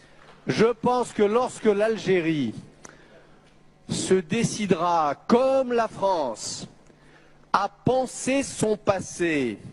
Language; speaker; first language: French; native; French